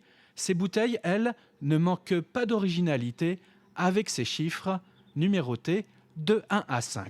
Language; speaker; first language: French; native; French